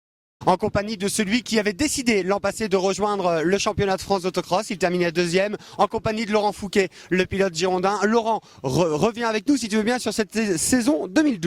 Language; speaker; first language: French; native; French